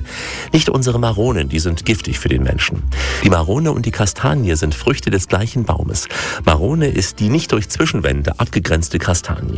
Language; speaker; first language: German; native; German